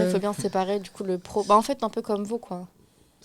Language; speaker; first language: French; native; French